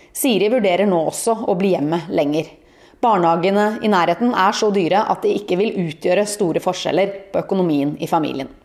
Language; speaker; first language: Norwegian; native; Norwegian